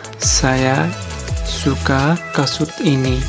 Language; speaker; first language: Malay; non-native, learner; Nepali